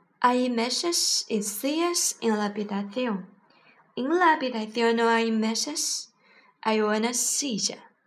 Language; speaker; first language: Spanish; non-native, learner; Chinese